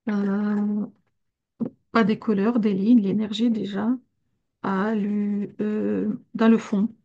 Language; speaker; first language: French; non-native, fluent; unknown